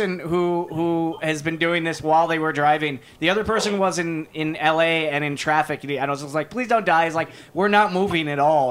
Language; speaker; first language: English; native; English